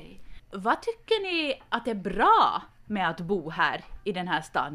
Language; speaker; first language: Swedish; native; Swedish